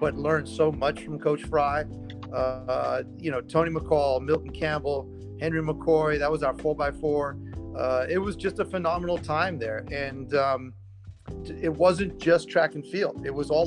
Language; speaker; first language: English; native; English